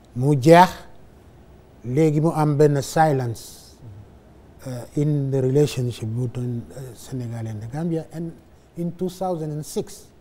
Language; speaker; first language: English; non-native, fluent; Wolof